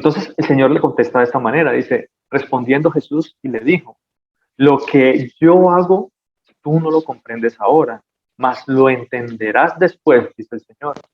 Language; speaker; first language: Spanish; native; Spanish